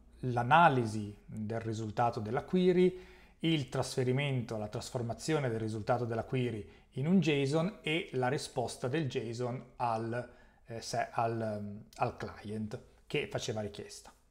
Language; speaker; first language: Italian; native; Italian